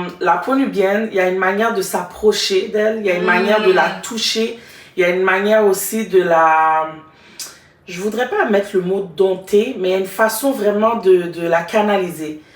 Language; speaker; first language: French; native; French